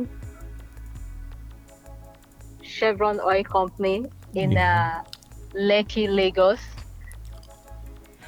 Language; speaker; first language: English; non-native, local second language; Yoruba